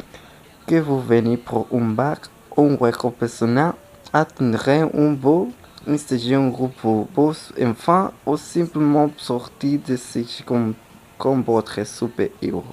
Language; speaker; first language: French; non-native, learner; Spanish